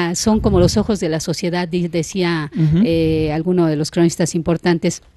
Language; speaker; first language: Spanish; native; Spanish